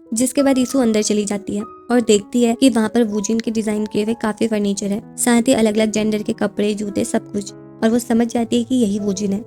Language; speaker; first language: Hindi; native; Hindi